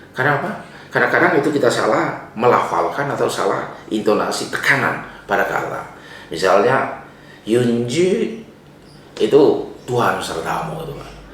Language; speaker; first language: Indonesian; non-native, local second language; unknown